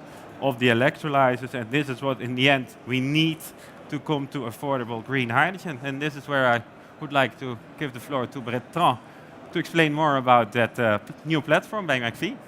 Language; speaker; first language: English; non-native, fluent; Dutch